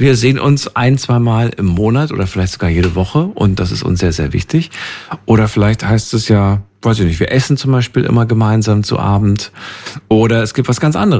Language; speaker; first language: German; native; German